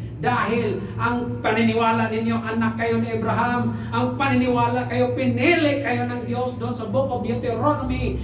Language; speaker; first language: Filipino; non-native, local second language; Cebuano